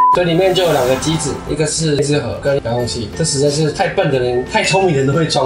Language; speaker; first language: Chinese; native; Chinese